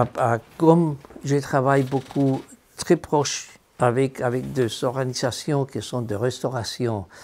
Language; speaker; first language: French; non-native, fluent; Spanish